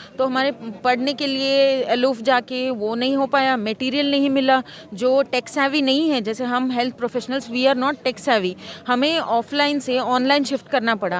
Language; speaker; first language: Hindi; non-native, local second language; Kannada